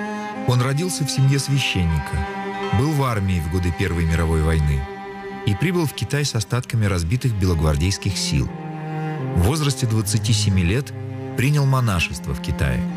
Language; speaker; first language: Russian; native; Russian